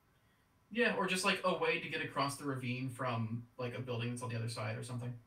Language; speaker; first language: English; native; English